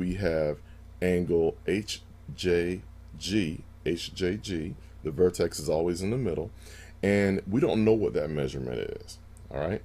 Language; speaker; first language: English; native; English